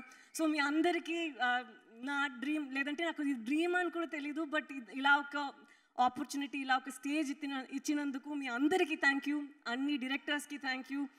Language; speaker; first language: Telugu; non-native, fluent; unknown